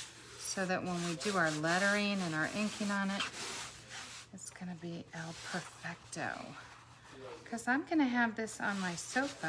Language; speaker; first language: English; native; English